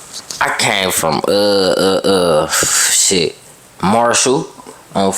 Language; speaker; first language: English; native; English